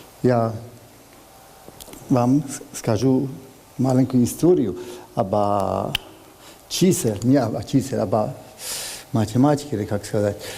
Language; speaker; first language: Russian; non-native, learner; Hungarian